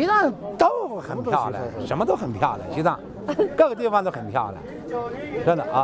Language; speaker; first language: Chinese; non-native, local second language; Tibetan